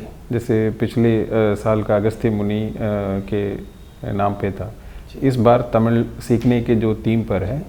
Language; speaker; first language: Hindi; non-native, local second language; Tamil